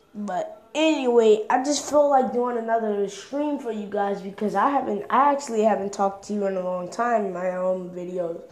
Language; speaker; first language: English; native; English